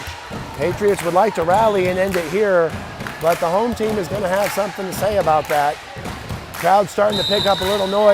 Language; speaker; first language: English; native; English